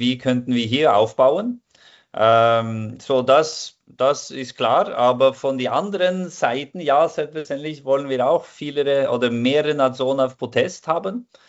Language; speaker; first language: German; non-native, fluent; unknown